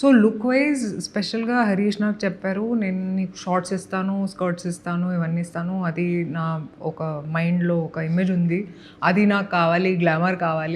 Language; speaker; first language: Telugu; non-native, local second language; Hindi